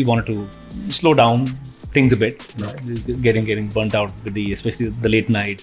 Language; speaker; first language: English; non-native, local second language; Hindi